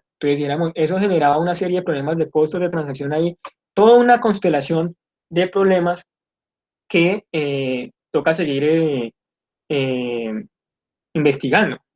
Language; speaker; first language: Spanish; native; Spanish